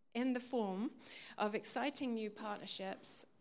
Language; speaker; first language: English; native; English